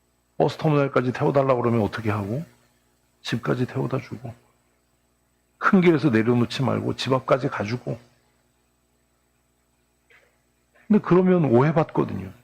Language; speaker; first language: Korean; native; Korean